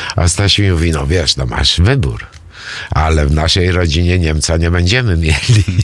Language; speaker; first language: Polish; early bilingual, other home language; Greek